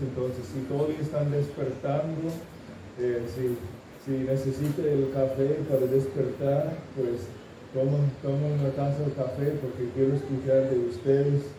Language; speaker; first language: Spanish; non-native, fluent; English